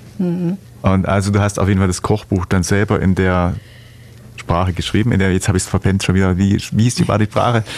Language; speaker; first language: German; native; German